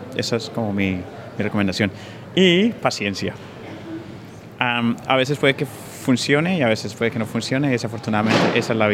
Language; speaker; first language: Spanish; native; Spanish